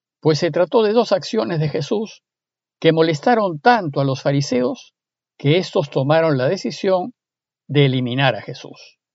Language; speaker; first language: Spanish; native; Spanish